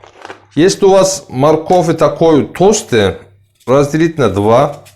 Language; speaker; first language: Russian; non-native, learner; Turkish